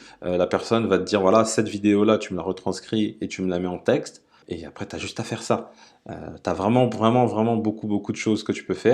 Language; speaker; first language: French; native; French